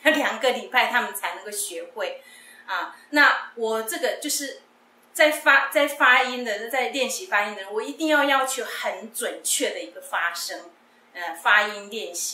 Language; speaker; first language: Chinese; non-native, local second language; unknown